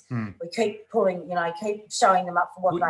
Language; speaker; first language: English; native; English